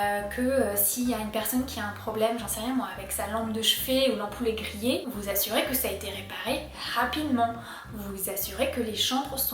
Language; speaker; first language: French; native; French